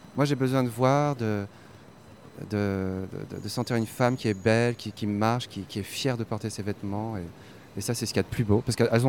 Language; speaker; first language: French; native; French